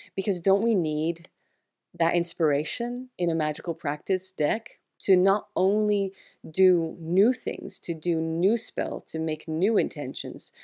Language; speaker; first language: English; non-native, fluent; French